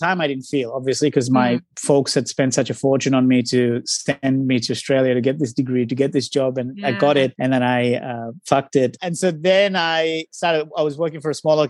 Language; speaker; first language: English; non-native, local second language; Sinhala